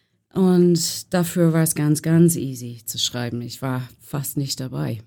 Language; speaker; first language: German; non-native, learner; English